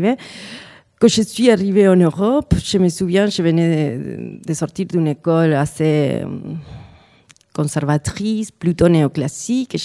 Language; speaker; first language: French; non-native, fluent; Spanish